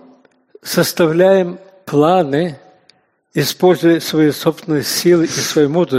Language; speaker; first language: Russian; native; Russian